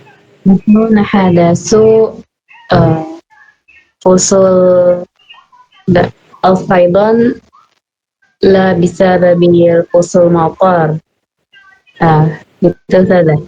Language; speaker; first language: Arabic; non-native, learner; Indonesian